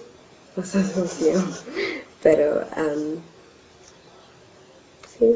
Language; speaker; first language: Spanish; non-native, learner; English